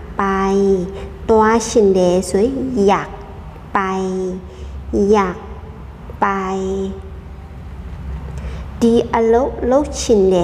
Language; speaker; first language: Thai; non-native, fluent; Burmese